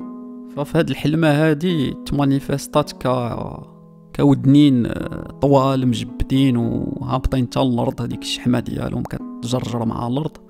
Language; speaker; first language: Arabic; native; Arabic